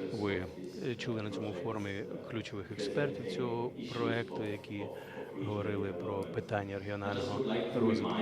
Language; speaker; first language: Ukrainian; non-native, fluent; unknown